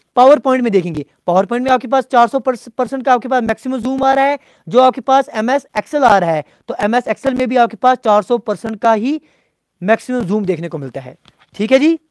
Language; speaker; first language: Hindi; non-native, local second language; Punjabi